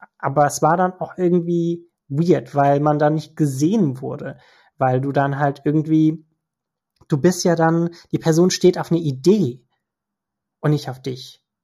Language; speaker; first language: German; early bilingual, other home language; Turkish